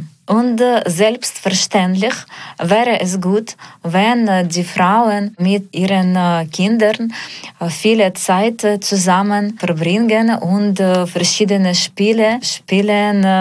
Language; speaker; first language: German; non-native, learner; Ukrainian